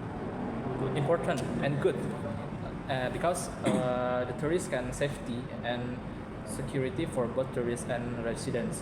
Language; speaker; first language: English; non-native, learner; Indonesian